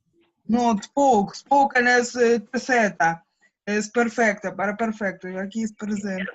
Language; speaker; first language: Spanish; non-native, learner; Russian